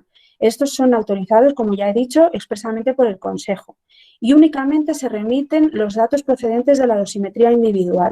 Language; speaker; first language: Spanish; native; Spanish